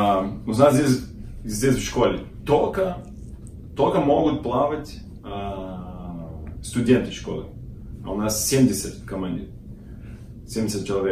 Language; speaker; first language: Russian; non-native, learner; Portuguese